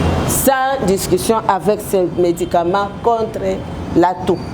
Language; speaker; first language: French; non-native, local second language; Lingala